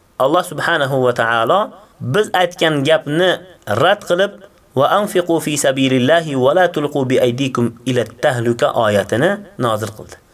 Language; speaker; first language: Uzbek; native; Uzbek